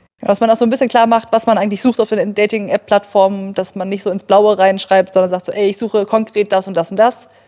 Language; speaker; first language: German; native; German